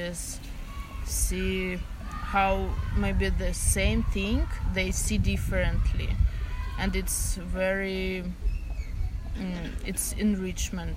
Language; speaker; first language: English; non-native, fluent; Russian